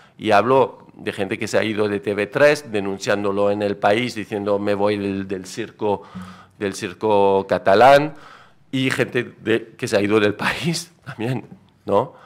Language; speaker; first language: Spanish; non-native, fluent; French